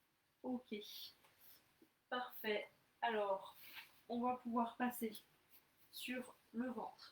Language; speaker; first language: French; native; French